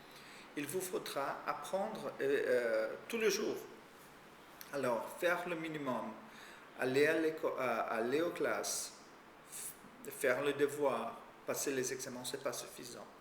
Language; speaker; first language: French; non-native, fluent; Portuguese